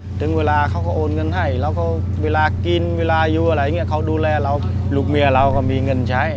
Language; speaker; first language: Thai; non-native, fluent; Khmer